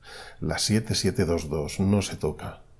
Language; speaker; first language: Spanish; native; Spanish